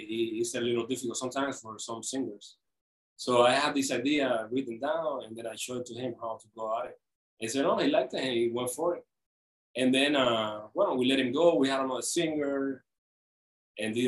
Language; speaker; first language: English; non-native, fluent; Spanish